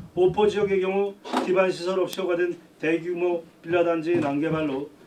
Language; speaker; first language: Korean; native; Korean